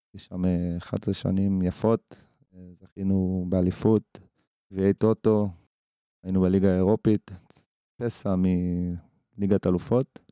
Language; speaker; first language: Hebrew; early bilingual, other home language; English